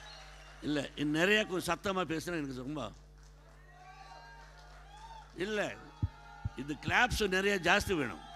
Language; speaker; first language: Tamil; non-native, local second language; Telugu